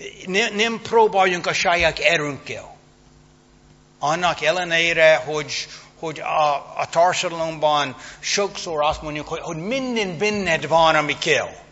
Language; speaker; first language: Hungarian; non-native, fluent; English